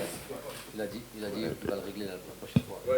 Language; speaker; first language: French; native; French